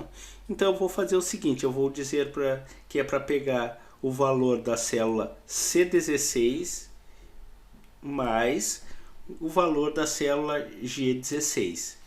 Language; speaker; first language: Portuguese; native; Portuguese